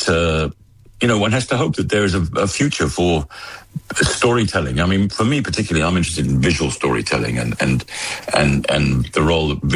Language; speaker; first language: English; native; English